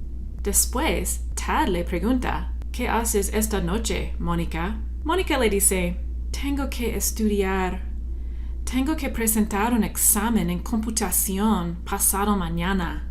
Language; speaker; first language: Spanish; non-native, fluent; English